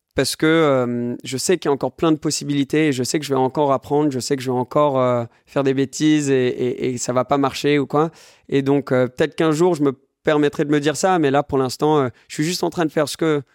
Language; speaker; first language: French; early bilingual, other home language; English